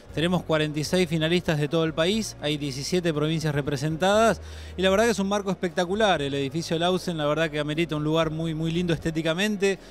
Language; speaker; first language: Spanish; native; Spanish